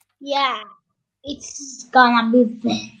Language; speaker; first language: English; non-native, learner; Turkish